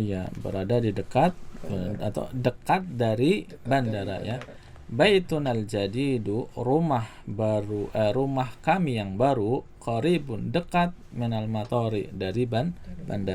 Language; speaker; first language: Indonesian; native; Indonesian